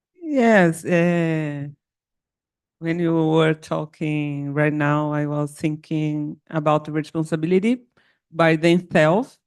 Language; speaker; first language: English; non-native, learner; Portuguese